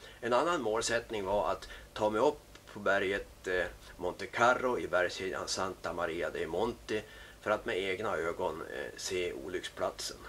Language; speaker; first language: Swedish; native; Swedish